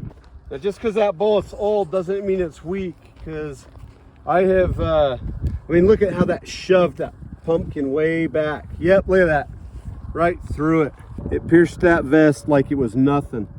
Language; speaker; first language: English; native; English